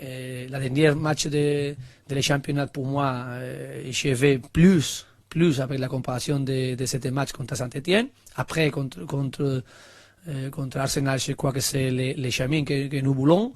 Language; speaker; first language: French; non-native, learner; Spanish